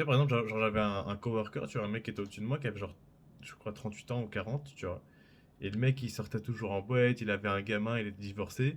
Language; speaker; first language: French; native; French